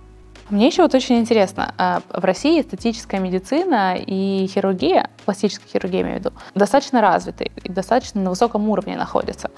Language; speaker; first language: Russian; native; Russian